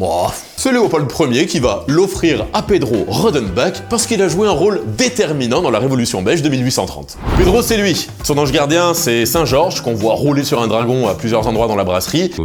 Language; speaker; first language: French; native; French